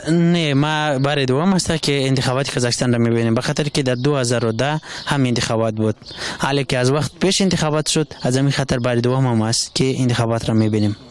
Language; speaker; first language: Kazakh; non-native, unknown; Pashto